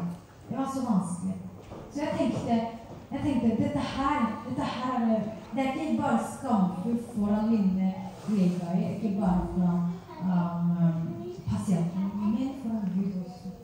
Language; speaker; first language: Norwegian; non-native, fluent; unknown